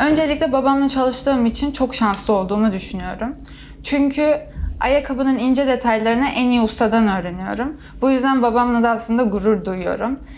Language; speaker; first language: Turkish; early bilingual, heritage; Turkish